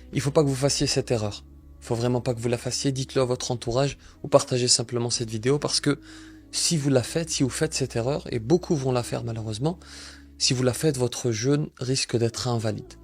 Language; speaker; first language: French; native; French